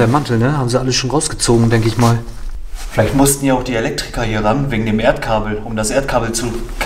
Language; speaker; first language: German; native; German